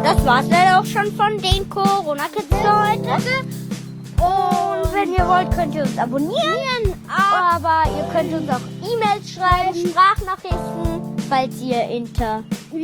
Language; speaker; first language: German; native; German